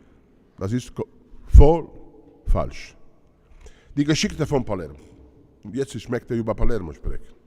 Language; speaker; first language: German; non-native, learner; Italian